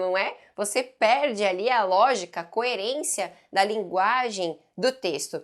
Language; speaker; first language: Portuguese; native; Portuguese